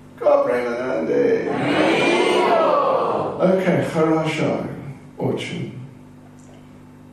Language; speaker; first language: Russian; non-native, learner; English